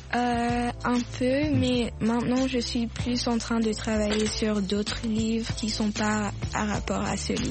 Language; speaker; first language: French; early bilingual, heritage; French